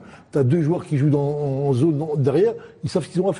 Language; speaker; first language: French; non-native, local second language; Arabic